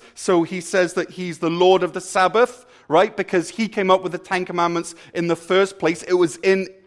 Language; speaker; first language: English; native; English